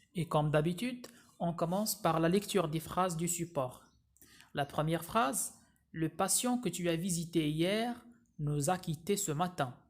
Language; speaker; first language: French; non-native, local second language; Arabic